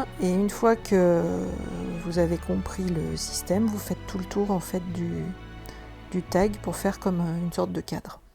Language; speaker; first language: French; native; French